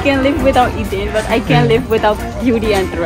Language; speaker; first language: English; non-native, learner; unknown